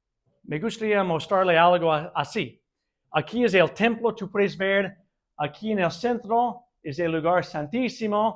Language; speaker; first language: Spanish; non-native, fluent; English